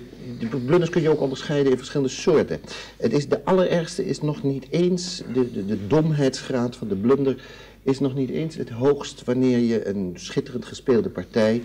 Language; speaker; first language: Dutch; native; Dutch